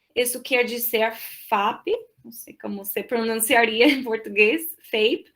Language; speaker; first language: Portuguese; non-native, fluent; English